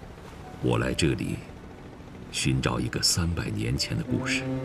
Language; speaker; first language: Chinese; native; Chinese